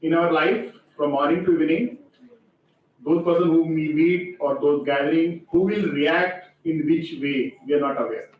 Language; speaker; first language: English; non-native, local second language; Marathi